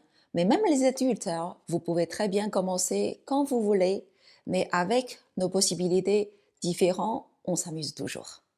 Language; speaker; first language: French; non-native, fluent; Chinese